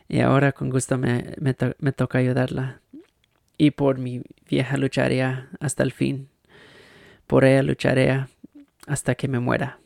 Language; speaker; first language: Spanish; early bilingual, heritage; Spanish